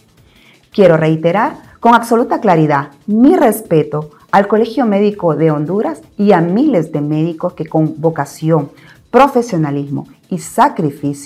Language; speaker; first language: Spanish; native; Spanish